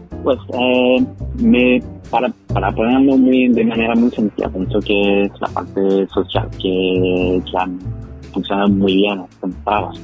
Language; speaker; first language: Spanish; non-native, fluent; French